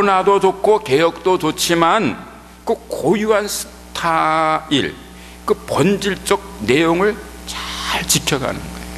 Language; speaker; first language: Korean; native; Korean